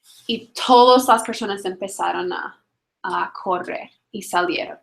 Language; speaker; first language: Spanish; non-native, fluent; English